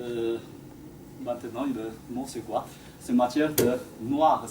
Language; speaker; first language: French; non-native, fluent; Chinese